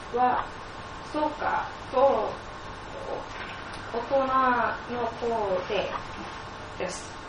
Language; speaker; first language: Japanese; non-native, learner; English